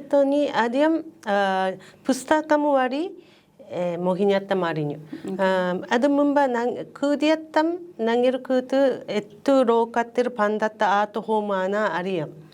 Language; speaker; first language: Malayalam; non-native, learner; Japanese